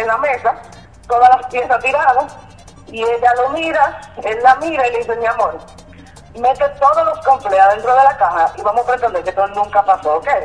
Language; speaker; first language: Spanish; native; Spanish